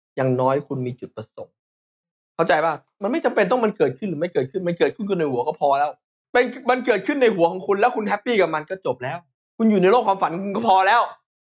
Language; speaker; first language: Thai; native; Thai